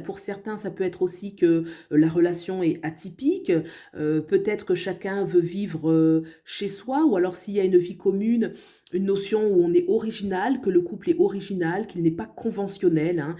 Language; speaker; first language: French; native; French